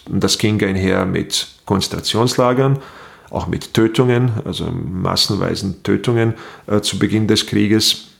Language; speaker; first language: German; non-native, fluent; Bosnian